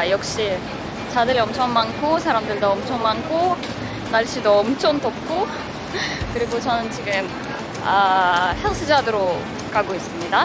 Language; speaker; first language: Korean; non-native, fluent; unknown